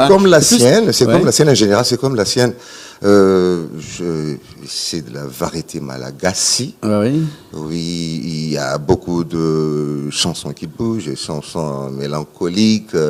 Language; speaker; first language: French; non-native, local second language; Malagasy